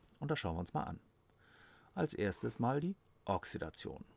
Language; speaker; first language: German; native; German